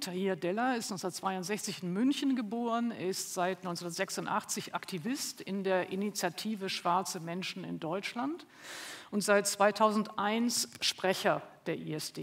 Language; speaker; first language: German; native; German